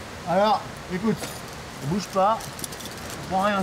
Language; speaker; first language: French; non-native, local second language; Italian